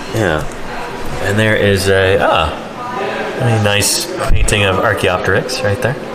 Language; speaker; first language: English; native; English